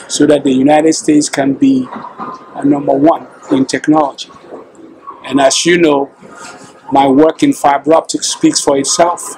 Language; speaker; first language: English; non-native, local second language; Akan